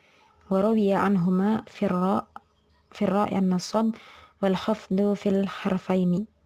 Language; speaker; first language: Arabic; non-native, learner; Indonesian